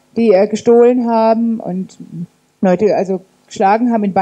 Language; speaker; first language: German; native; German